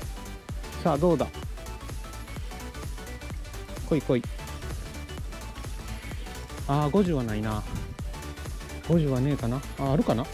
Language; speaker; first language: Japanese; native; Japanese